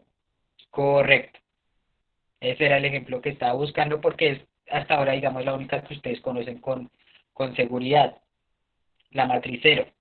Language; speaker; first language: Spanish; native; Spanish